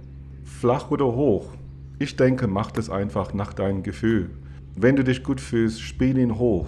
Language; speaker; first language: German; non-native, fluent; English